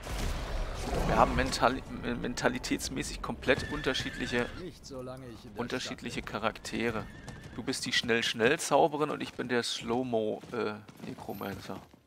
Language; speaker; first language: German; native; German